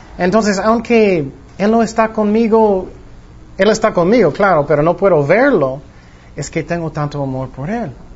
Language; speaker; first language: Spanish; non-native, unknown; English